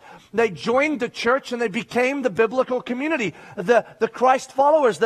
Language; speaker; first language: English; native; English